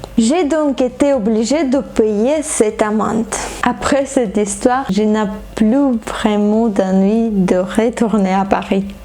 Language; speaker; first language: French; non-native, fluent; Ukrainian